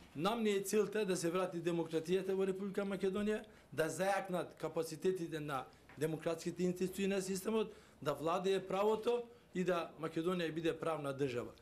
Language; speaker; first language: Macedonian; non-native, local second language; Turkish